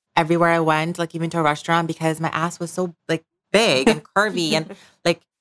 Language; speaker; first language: English; early bilingual, other home language; Bangla